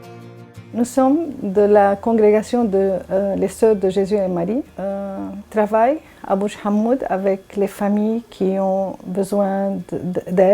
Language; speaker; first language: French; non-native, learner; Arabic